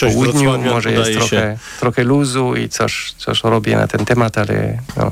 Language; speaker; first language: Polish; non-native, fluent; French